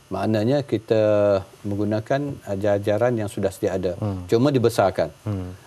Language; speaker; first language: Malay; native; Malay